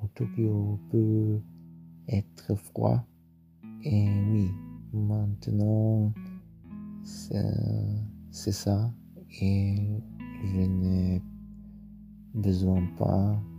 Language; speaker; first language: French; non-native, learner; German